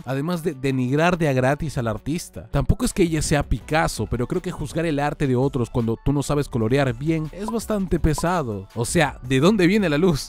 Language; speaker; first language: Spanish; native; Spanish